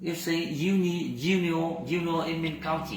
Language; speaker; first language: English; non-native, learner; Vietnamese